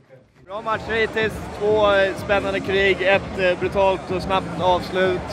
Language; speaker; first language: Swedish; native; Swedish